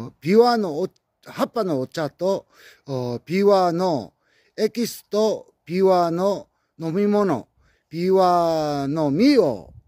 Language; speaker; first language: Japanese; non-native, learner; Korean